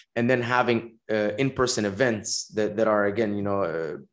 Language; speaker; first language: English; non-native, fluent; Arabic